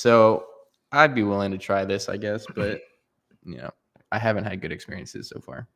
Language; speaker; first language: English; native; English